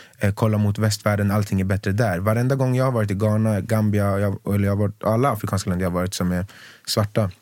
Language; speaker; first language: Swedish; early bilingual, other home language; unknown